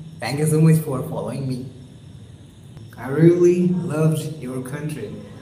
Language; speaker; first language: English; non-native, local second language; Hindi